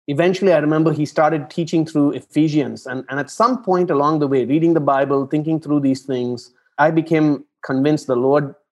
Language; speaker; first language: English; non-native, local second language; Tamil